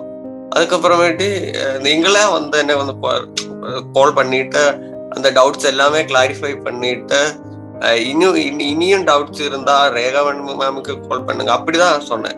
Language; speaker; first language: Tamil; non-native, learner; Malayalam